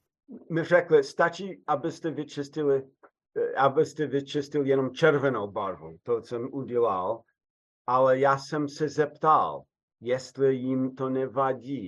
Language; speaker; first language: Czech; non-native, fluent; English